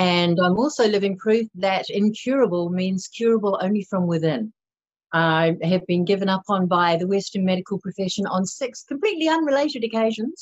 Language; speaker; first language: English; native; English